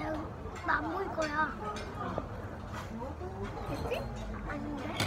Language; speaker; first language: Korean; early bilingual, heritage; Korean